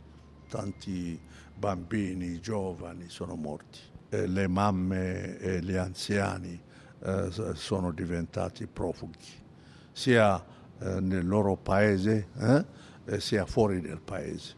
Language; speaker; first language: Italian; non-native, fluent; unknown